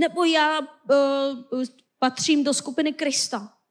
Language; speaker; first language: Czech; non-native, fluent; Korean